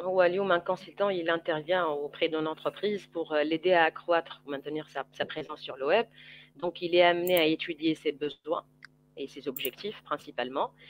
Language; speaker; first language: French; non-native, local second language; Arabic